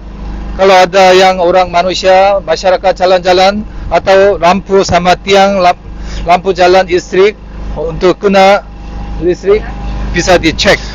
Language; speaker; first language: Indonesian; non-native, learner; Korean